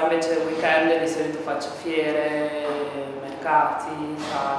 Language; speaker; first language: Italian; native; Italian